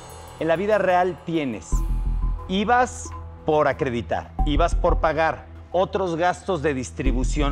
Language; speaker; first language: Spanish; native; Spanish